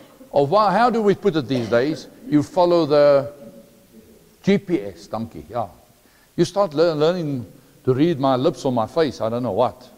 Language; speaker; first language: English; non-native, local second language; Afrikaans